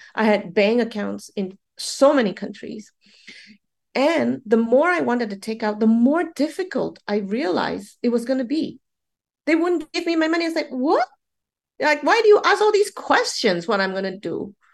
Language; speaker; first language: English; non-native, local second language; Cantonese